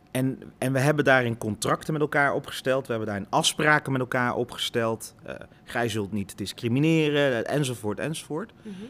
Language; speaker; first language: Dutch; early bilingual, other home language; Lingala